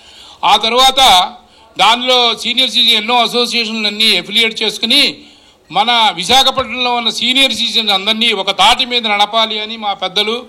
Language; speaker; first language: Telugu; native; Telugu